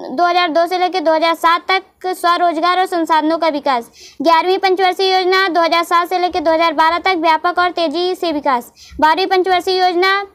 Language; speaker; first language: Hindi; native; Hindi